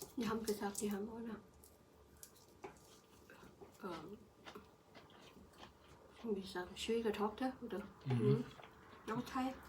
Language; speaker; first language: German; non-native, learner; Thai